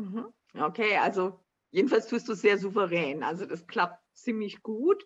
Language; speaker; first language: German; native; German